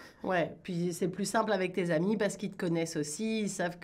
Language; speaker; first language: French; native; French